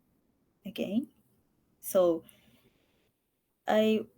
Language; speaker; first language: English; non-native, learner; Japanese